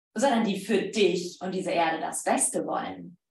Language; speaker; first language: German; non-native, fluent; Polish